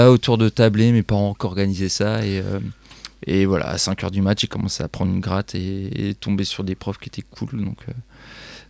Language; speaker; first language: French; native; French